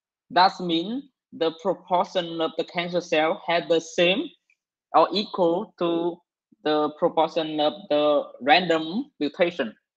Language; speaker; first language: English; non-native, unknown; Vietnamese